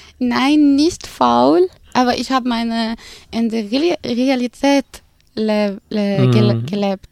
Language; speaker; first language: German; non-native, fluent; Arabic